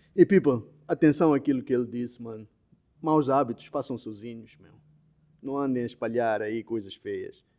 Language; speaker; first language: Portuguese; native; Portuguese